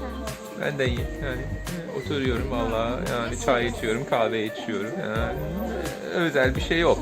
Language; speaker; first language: Turkish; non-native, learner; English